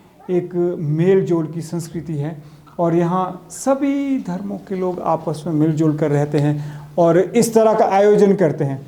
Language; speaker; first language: Hindi; native; Hindi